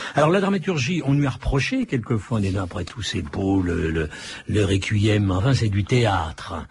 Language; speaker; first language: French; early bilingual, other home language; Italian